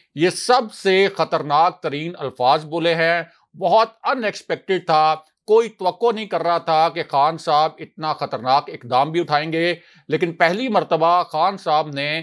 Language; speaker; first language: Urdu; native; Urdu